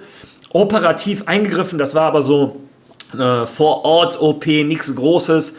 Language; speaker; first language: German; native; German